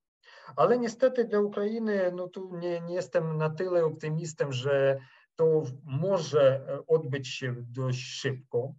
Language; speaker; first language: Polish; non-native, fluent; Ukrainian